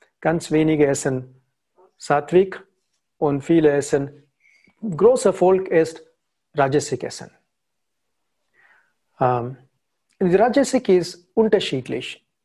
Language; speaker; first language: German; non-native, learner; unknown